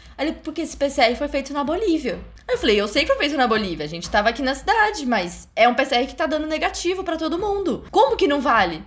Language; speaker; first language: Portuguese; native; Portuguese